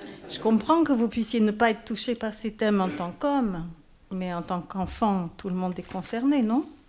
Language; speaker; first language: French; non-native, fluent; English